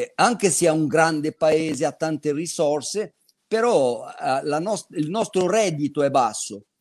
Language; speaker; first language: Italian; non-native, fluent; Portuguese